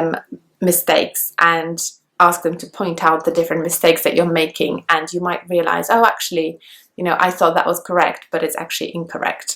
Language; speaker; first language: English; non-native, fluent; Polish